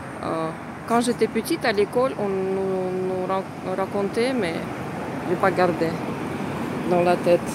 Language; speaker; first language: French; non-native, fluent; Russian